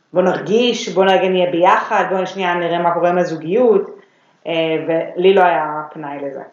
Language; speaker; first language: Hebrew; native; Hebrew